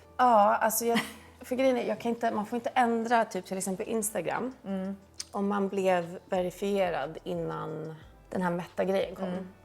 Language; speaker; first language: Swedish; early bilingual, heritage; Swedish